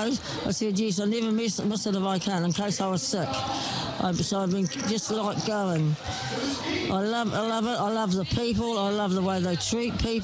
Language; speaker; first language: English; native; English